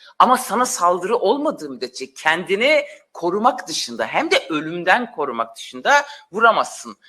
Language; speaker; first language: Turkish; non-native, local second language; Kurdish